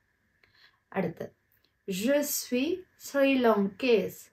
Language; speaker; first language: French; non-native, fluent; Tamil